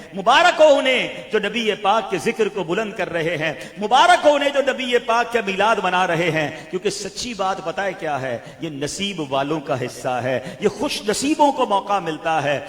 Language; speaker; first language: Urdu; native; Urdu